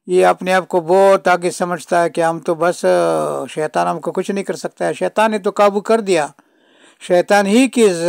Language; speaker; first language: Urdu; non-native, local second language; Pashto